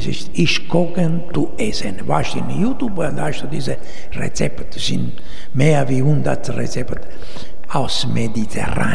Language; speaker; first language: German; non-native, learner; Italian